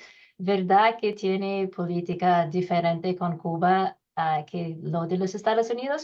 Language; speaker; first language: Spanish; non-native, learner; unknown